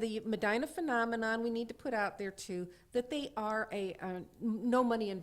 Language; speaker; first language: English; native; English